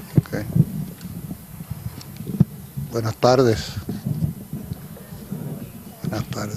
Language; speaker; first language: Spanish; native; Spanish